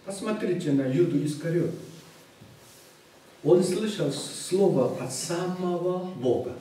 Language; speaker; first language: Russian; non-native, fluent; Korean